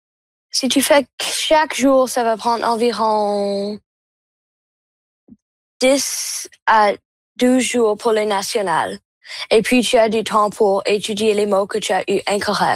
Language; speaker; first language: French; non-native, local second language; English